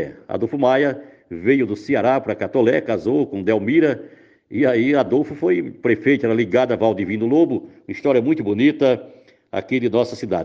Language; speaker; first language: Portuguese; native; Portuguese